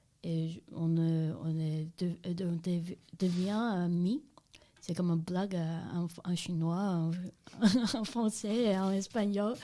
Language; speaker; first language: French; non-native, learner; Chinese